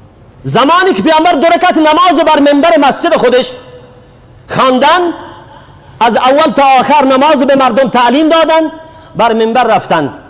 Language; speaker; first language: Persian; native; Persian